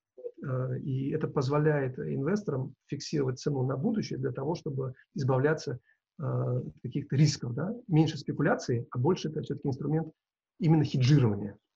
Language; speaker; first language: Russian; non-native, local second language; Uzbek